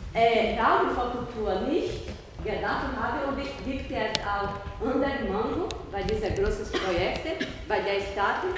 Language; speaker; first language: German; non-native, learner; Portuguese